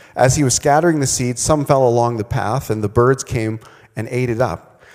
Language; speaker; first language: English; native; English